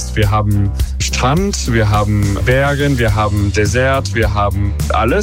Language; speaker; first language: German; non-native, learner; English